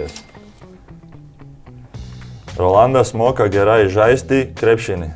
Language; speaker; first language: Lithuanian; non-native, learner; Latvian